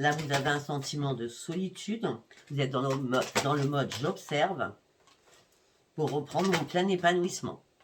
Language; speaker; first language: French; native; French